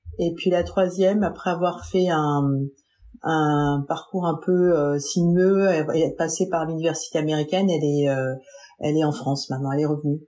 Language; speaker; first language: French; native; French